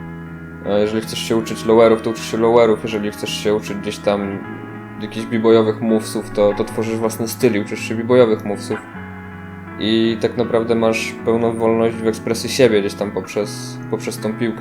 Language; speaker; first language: Polish; native; Polish